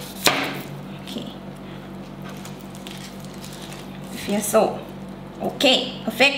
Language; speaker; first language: German; non-native, learner; Thai